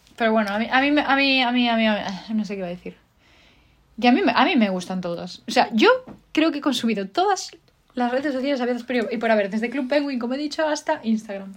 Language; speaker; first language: Spanish; native; Spanish